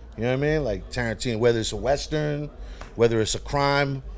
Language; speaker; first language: English; native; English